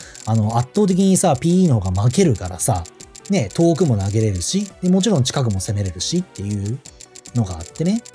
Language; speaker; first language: Japanese; native; Japanese